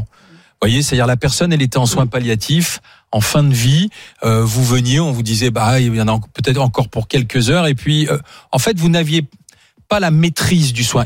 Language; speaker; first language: French; native; French